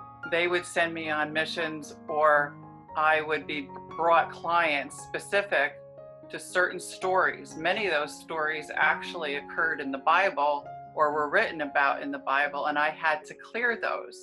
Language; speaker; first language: English; native; English